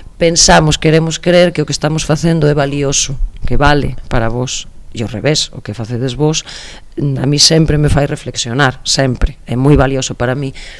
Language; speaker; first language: Galician; non-native, local second language; Spanish